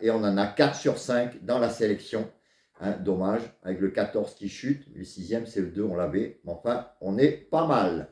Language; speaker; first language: French; native; French